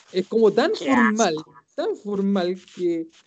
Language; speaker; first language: Spanish; native; Spanish